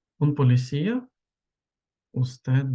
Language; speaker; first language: Spanish; non-native, fluent; Ukrainian